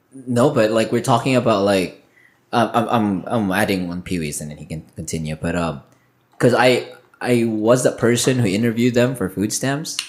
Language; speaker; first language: English; non-native, local second language; Filipino